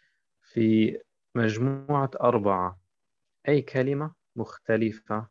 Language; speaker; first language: Arabic; non-native, fluent; German